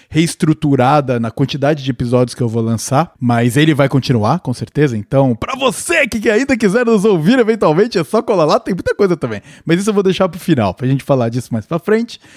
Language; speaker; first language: Portuguese; native; Portuguese